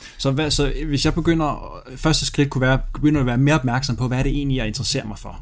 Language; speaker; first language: Danish; early bilingual, other home language; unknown